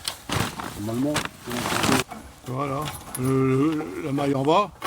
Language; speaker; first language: French; native; French